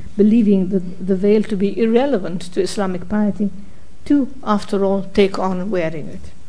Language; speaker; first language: English; non-native, fluent; Arabic